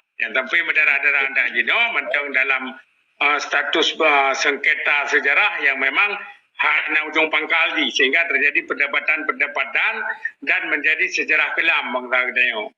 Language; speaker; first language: Malay; non-native, local second language; Achinese